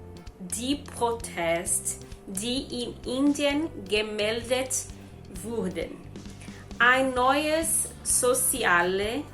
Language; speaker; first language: German; non-native, learner; Portuguese